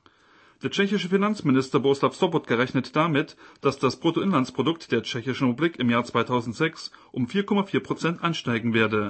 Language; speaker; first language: German; native; German